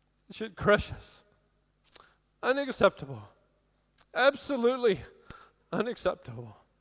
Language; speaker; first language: English; native; English